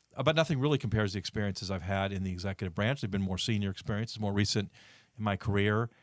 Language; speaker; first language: English; native; English